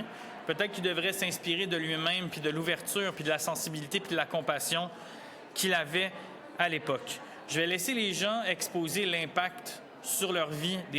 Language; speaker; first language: French; native; French